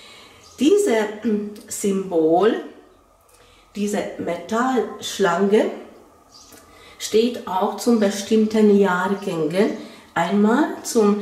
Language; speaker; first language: German; non-native, fluent; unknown